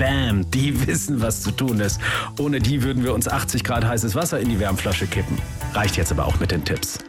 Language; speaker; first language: German; native; German